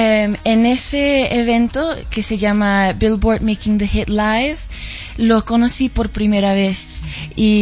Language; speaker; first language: Spanish; early bilingual, heritage; English